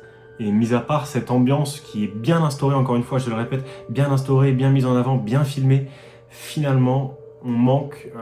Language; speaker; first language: French; native; French